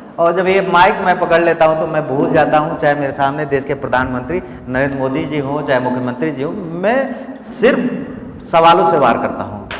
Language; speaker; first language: Hindi; native; Hindi